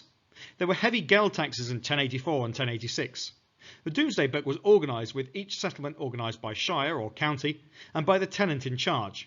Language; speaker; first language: English; native; English